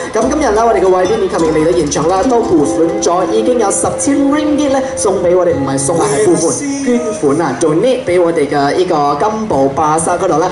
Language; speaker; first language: English; non-native, local second language; Chinese